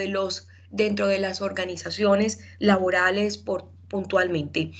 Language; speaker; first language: Spanish; native; Spanish